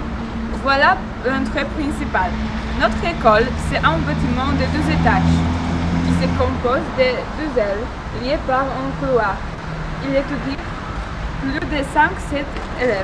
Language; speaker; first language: French; non-native, learner; Polish